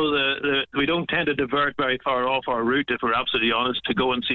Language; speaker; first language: English; native; English